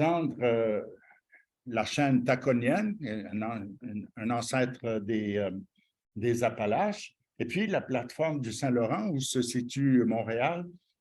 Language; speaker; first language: French; native; French